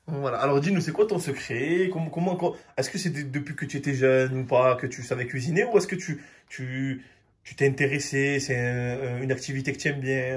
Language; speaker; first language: French; native; French